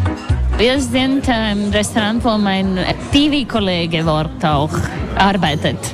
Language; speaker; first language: German; non-native, fluent; Latvian